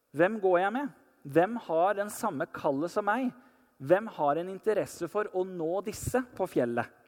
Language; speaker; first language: Norwegian; native; Norwegian